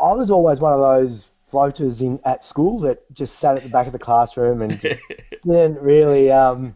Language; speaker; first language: English; native; English